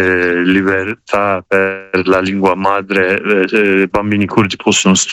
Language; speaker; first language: Italian; non-native, learner; Kurdish